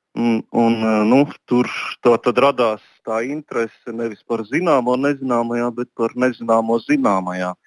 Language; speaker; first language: Latvian; native; Latvian